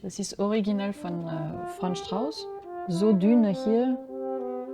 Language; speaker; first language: German; non-native, fluent; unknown